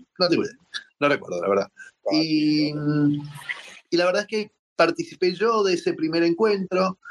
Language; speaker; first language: Spanish; native; Spanish